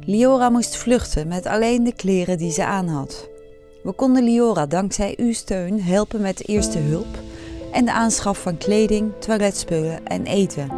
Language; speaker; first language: Dutch; native; Dutch